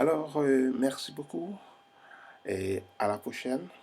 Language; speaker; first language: French; non-native, fluent; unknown